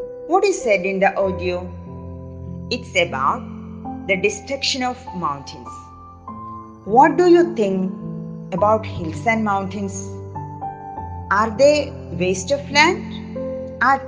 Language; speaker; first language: English; non-native, local second language; Malayalam